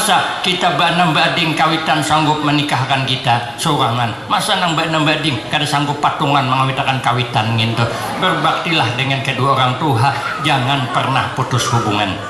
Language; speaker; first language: Indonesian; non-native, local second language; Banjar